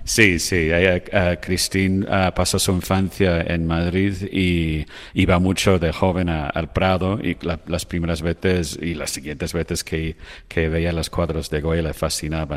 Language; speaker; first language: Spanish; non-native, fluent; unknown